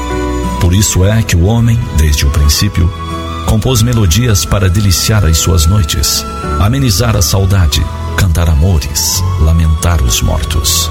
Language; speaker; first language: Portuguese; native; Portuguese